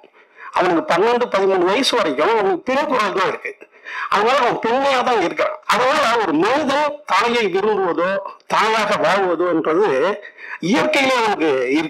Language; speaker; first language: Tamil; native; Tamil